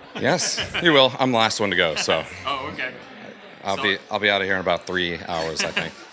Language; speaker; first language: English; native; English